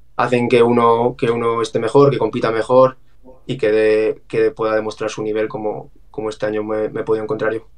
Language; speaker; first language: Spanish; native; Spanish